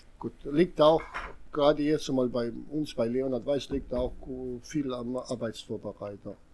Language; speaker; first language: German; non-native, fluent; Serbian